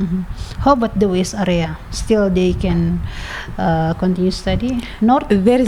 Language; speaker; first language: English; non-native, learner; Indonesian